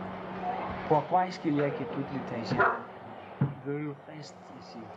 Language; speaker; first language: French; non-native, learner; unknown